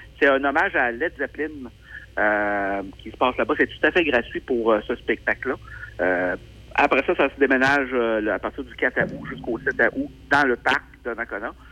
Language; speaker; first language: French; native; French